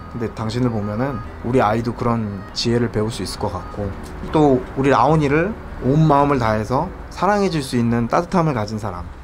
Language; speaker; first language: Korean; native; Korean